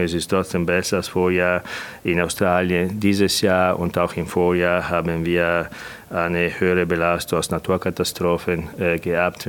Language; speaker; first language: German; non-native, fluent; Italian